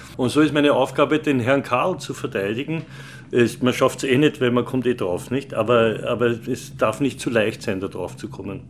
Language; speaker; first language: German; native; German